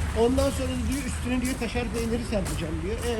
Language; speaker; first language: Turkish; native; Turkish